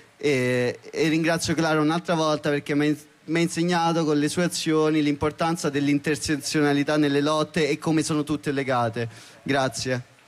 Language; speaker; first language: Italian; early bilingual, other home language; Albanian